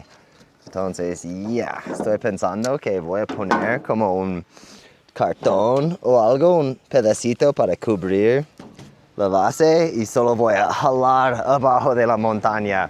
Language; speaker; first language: Spanish; non-native, fluent; English